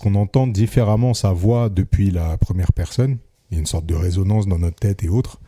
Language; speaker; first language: French; native; French